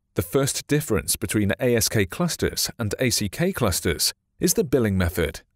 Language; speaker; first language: English; non-native, fluent; Chinese